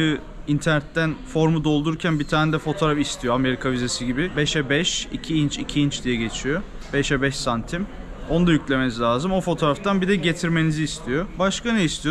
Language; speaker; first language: Turkish; native; Turkish